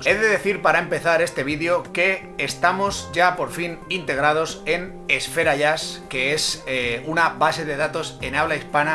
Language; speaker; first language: Spanish; native; Spanish